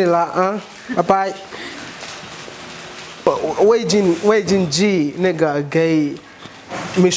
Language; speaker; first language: Chinese; non-native, fluent; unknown